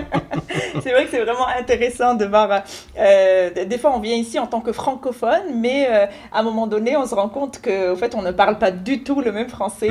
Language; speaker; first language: French; native; French